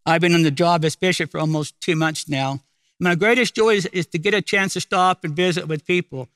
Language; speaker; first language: English; native; English